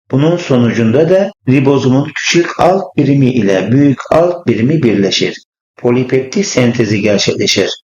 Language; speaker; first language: Turkish; native; Turkish